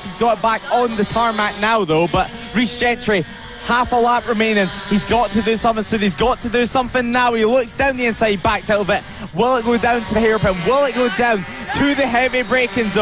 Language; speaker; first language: English; native; English